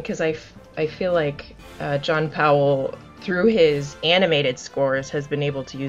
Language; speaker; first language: English; native; English